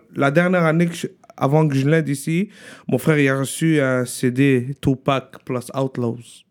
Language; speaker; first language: French; early bilingual, other home language; Arabic